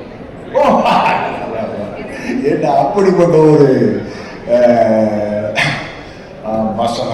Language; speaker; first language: Tamil; native; Tamil